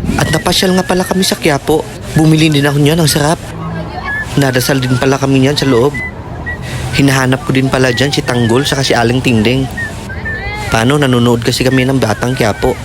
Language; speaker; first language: Filipino; non-native, local second language; Cebuano